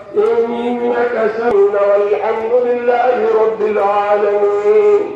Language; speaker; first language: Arabic; non-native, fluent; Urdu